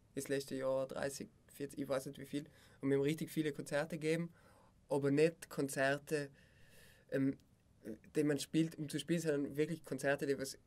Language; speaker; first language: German; native; German